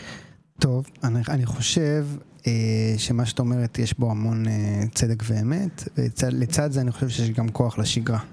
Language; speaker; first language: Hebrew; native; Hebrew